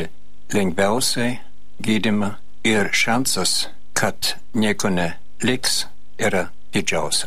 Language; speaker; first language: Lithuanian; non-native, fluent; German